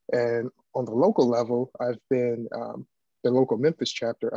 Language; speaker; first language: English; native; English